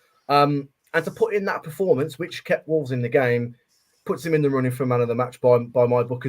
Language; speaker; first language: English; native; English